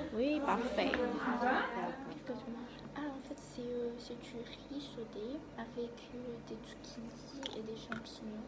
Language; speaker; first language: French; non-native, learner; Vietnamese